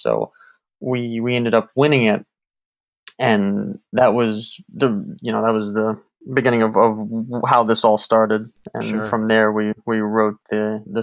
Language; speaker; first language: English; native; English